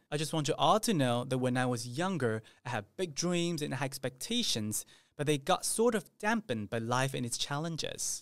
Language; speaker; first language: English; non-native, fluent; Chinese